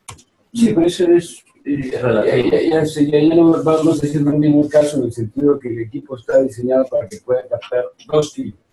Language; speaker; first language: Spanish; native; Spanish